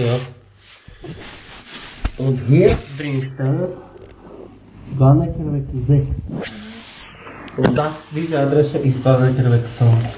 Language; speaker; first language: German; non-native, learner; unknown